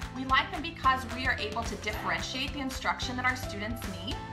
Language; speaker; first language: English; native; English